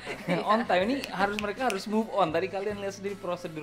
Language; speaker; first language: Indonesian; native; Indonesian